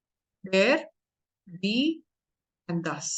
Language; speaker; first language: German; non-native, learner; Hindi